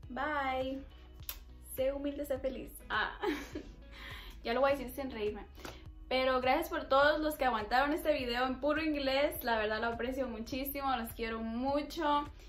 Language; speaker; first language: Spanish; early bilingual, heritage; Spanish